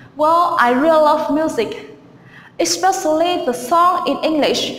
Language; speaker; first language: English; non-native, learner; Vietnamese